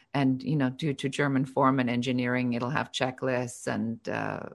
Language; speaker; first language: English; non-native, fluent; German